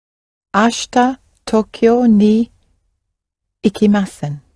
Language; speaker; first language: Japanese; non-native, learner; English